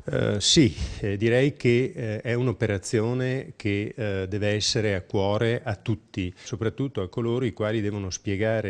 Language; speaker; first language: Italian; native; Italian